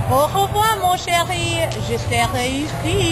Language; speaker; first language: French; non-native, learner; English